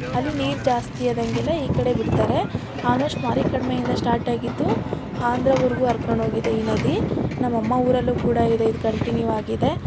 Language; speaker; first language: Kannada; native; Kannada